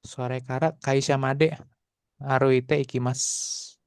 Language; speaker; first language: Japanese; non-native, fluent; Indonesian